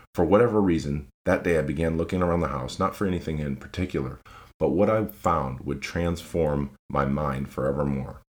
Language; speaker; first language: English; native; English